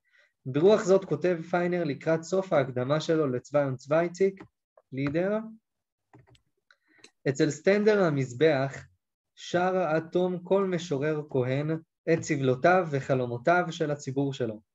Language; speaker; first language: Hebrew; native; Hebrew